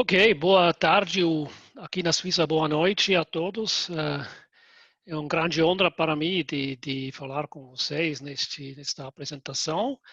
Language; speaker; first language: Portuguese; non-native, fluent; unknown